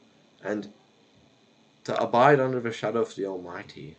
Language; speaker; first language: English; native; English